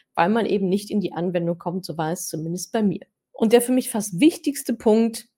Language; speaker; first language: German; non-native, fluent; English